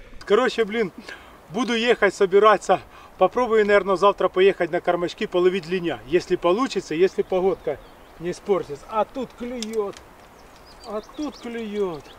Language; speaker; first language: Russian; native; Russian